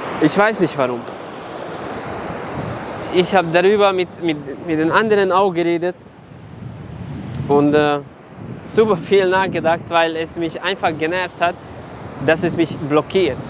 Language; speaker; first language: German; non-native, fluent; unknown